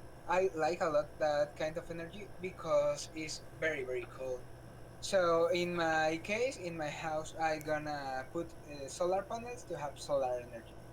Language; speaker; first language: English; non-native, learner; Spanish